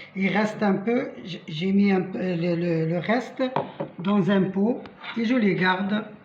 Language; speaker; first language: French; non-native, local second language; Arabic